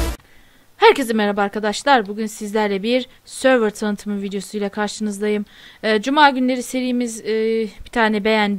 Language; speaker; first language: Turkish; native; Turkish